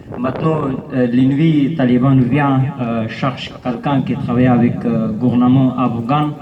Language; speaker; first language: French; non-native, learner; Persian